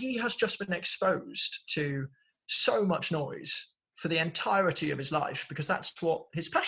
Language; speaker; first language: English; native; English